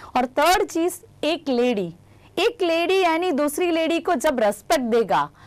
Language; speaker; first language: Hindi; non-native, local second language; Gujarati